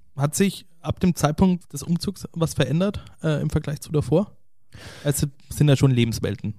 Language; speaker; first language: German; native; German